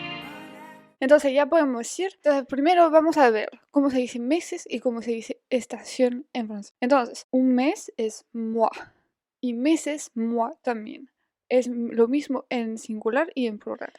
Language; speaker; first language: Spanish; non-native, fluent; French